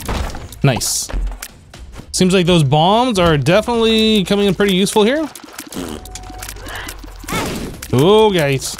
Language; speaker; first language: English; native; English